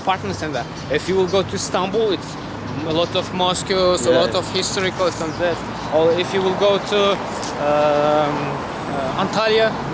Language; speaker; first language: English; non-native, learner; Kazakh